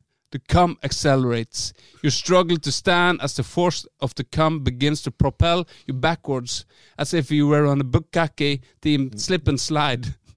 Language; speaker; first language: English; non-native, fluent; Norwegian